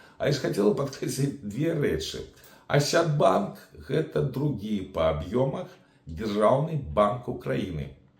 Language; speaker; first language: Belarusian; native; Belarusian